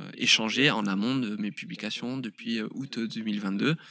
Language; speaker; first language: French; native; French